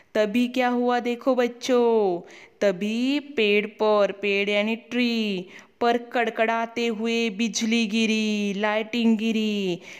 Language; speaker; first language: Hindi; non-native, local second language; Marathi